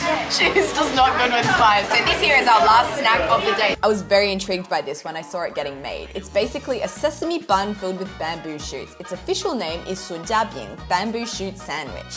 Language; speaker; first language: English; native; English